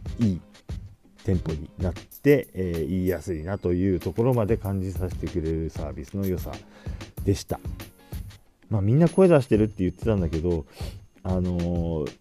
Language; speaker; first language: Japanese; native; Japanese